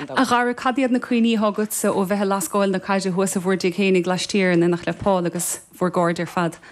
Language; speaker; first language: Irish; native; Irish